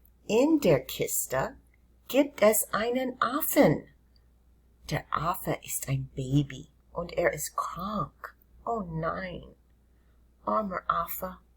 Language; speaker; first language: German; non-native, fluent; English